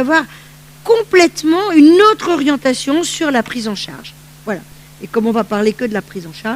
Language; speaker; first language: French; native; French